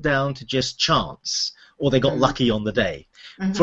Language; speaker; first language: English; native; English